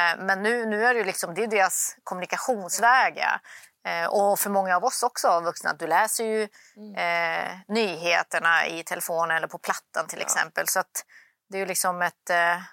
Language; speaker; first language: Swedish; early bilingual, other home language; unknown